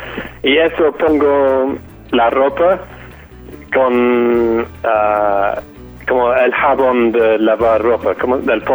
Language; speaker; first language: Spanish; non-native, fluent; English